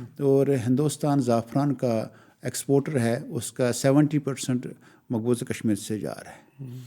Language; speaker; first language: Urdu; non-native, local second language; Kashmiri